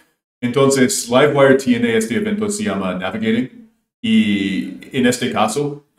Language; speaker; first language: Spanish; non-native, fluent; English